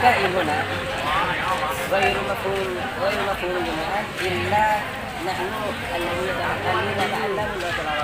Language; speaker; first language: Arabic; non-native, learner; Indonesian